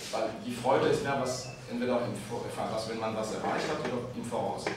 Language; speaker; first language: German; non-native, fluent; French